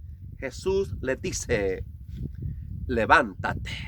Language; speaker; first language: Spanish; native; Spanish